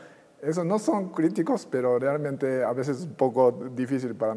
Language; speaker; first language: Spanish; non-native, fluent; Japanese